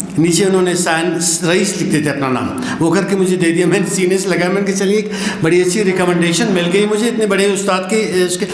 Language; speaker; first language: Urdu; non-native, local second language; Brahui